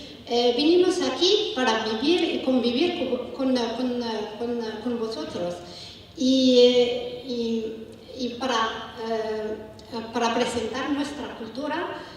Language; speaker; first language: Spanish; non-native, learner; Arabic